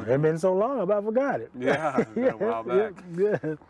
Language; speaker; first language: English; native; English